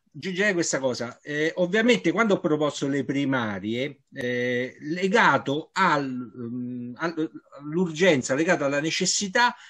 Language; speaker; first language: Italian; native; Italian